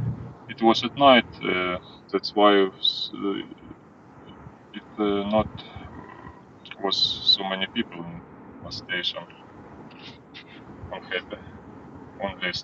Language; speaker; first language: English; non-native, learner; Ukrainian